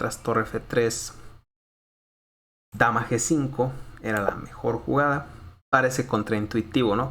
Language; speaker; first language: Spanish; native; Spanish